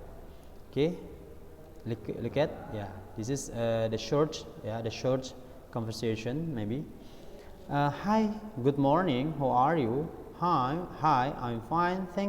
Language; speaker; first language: English; non-native, learner; Indonesian